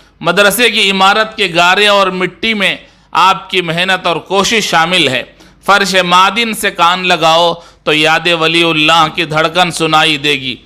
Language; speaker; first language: Urdu; native; Urdu